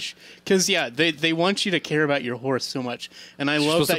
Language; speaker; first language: English; native; English